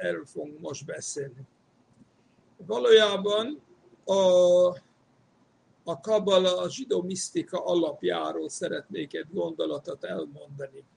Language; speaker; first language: Hungarian; non-native, fluent; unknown